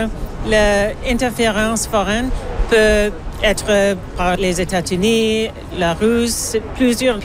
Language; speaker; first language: French; non-native, learner; English